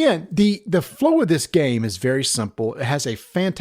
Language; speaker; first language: English; native; English